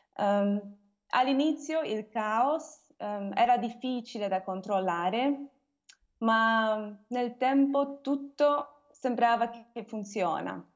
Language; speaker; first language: Italian; non-native, fluent; Hungarian